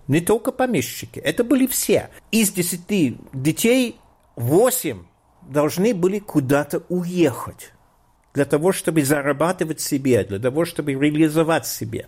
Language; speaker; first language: Russian; non-native, fluent; English